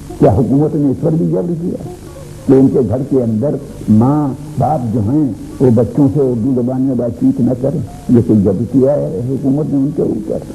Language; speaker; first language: Urdu; native; Urdu